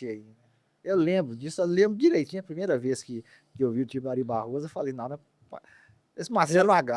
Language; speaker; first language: Portuguese; native; Portuguese